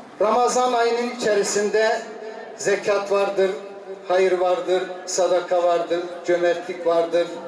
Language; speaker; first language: Turkish; native; Turkish